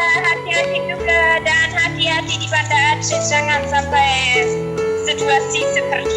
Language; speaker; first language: Indonesian; non-native, fluent; German